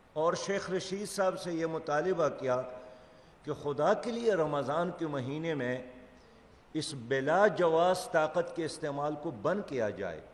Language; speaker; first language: Urdu; non-native, local second language; Pashto